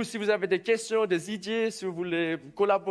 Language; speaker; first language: French; non-native, learner; German